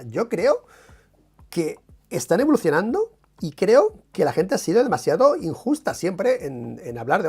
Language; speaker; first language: Spanish; native; Spanish